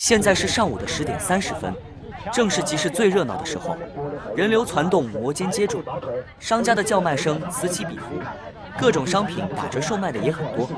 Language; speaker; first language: Chinese; native; Chinese